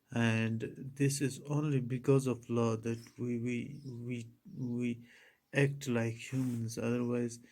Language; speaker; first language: English; non-native, local second language; Urdu